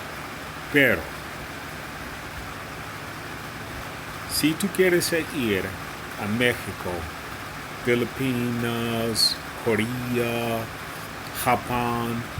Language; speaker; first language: Spanish; non-native, learner; English